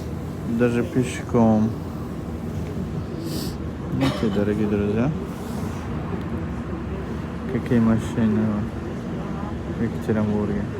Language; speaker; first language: Russian; non-native, fluent; Tajik